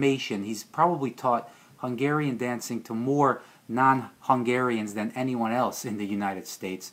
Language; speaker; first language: English; early bilingual, other home language; Hungarian